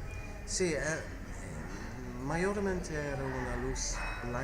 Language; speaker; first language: Spanish; non-native, fluent; English